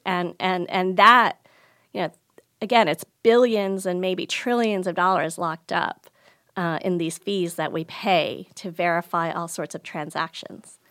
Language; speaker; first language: English; early bilingual, other home language; Gujarati